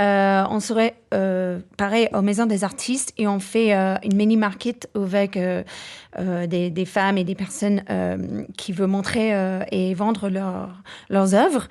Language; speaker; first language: French; non-native, fluent; English